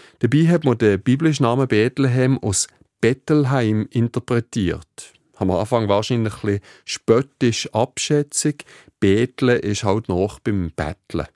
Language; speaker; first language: German; native; German